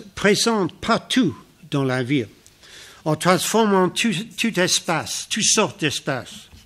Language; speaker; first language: French; non-native, fluent; English